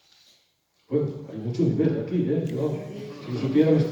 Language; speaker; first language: Spanish; native; Spanish